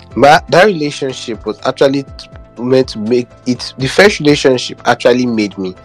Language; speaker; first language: English; non-native, local second language; Igbo